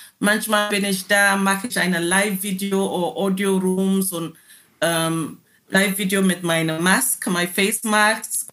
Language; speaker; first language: German; non-native, learner; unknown